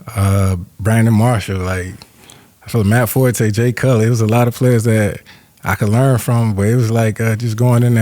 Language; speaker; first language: English; native; English